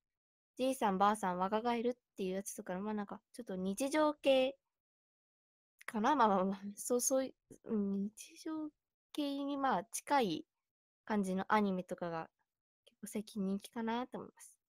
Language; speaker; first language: Japanese; native; Japanese